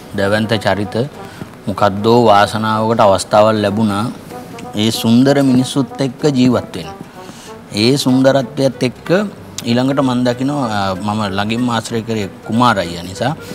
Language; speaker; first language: Sinhala; native; Sinhala